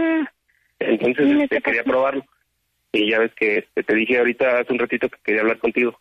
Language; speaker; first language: Spanish; native; Spanish